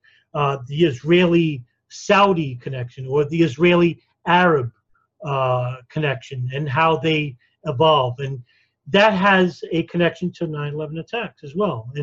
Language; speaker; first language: English; native; English